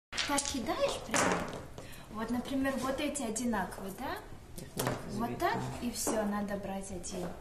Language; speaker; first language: Russian; non-native, learner; Mongolian